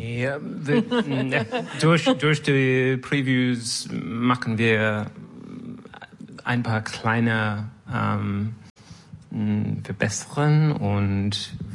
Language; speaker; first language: German; non-native, learner; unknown